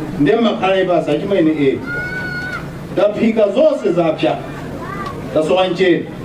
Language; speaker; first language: Nyanja; non-native, local second language; Tumbuka